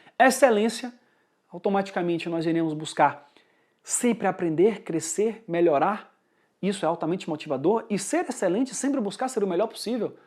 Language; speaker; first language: Portuguese; early bilingual, heritage; Portuguese